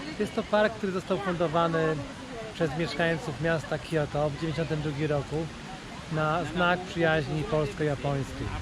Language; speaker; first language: Polish; native; Polish